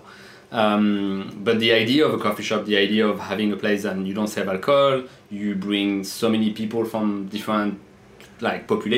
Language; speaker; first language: English; non-native, fluent; French